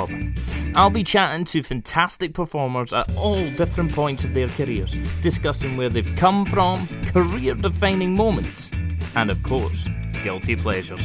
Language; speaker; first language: English; native; English